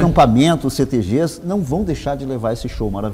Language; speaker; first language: Portuguese; native; Portuguese